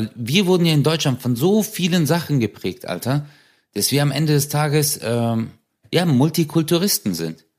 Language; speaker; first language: German; early bilingual, other home language; Turkish